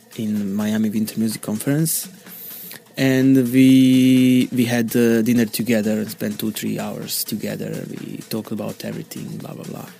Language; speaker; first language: English; non-native, learner; Bosnian